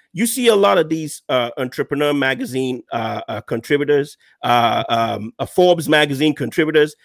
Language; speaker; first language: English; non-native, local second language; Yoruba